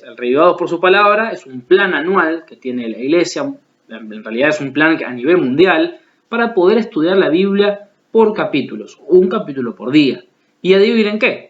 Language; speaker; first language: Spanish; native; Spanish